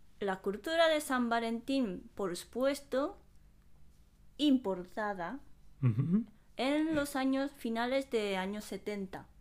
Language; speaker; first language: Spanish; non-native, fluent; Japanese